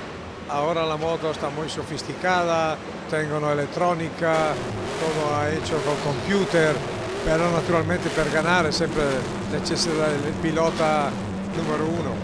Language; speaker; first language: Spanish; non-native, fluent; Italian